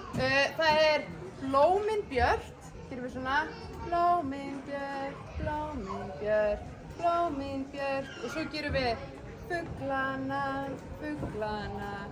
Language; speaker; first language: Icelandic; native; Icelandic